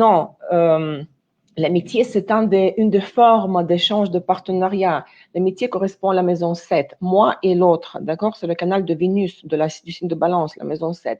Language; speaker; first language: French; non-native, fluent; Russian